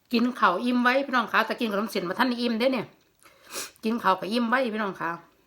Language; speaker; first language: Thai; native; Thai